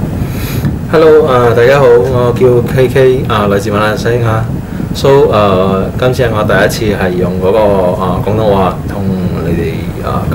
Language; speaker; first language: Cantonese; non-native, fluent; Min Nan Chinese